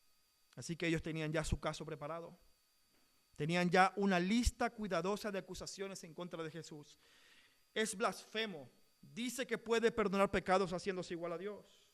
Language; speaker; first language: Spanish; native; Spanish